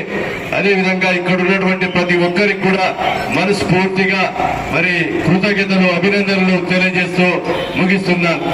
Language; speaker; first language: Telugu; native; Telugu